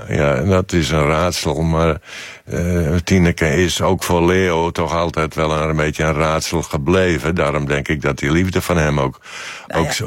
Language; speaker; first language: Dutch; native; Dutch